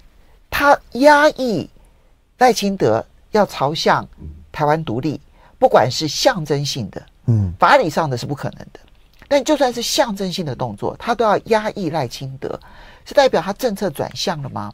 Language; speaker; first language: Chinese; native; Chinese